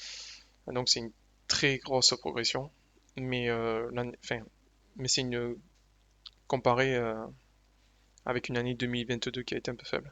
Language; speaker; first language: French; native; French